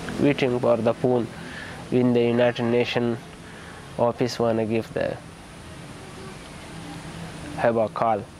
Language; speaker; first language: English; non-native, learner; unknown